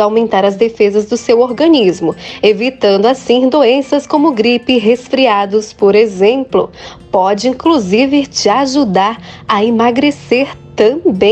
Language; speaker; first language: Portuguese; native; Portuguese